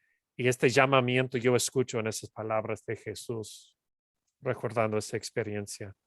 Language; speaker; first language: Spanish; non-native, fluent; English